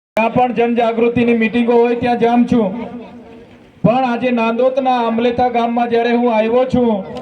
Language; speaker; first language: Gujarati; non-native, local second language; Vasavi